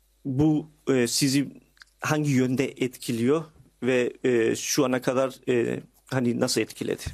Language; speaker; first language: Turkish; early bilingual, heritage; Turkish